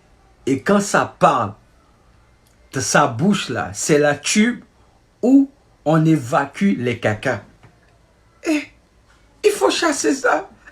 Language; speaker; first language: French; non-native, local second language; Haitian Creole